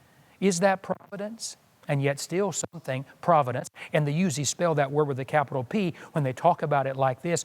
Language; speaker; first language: English; native; English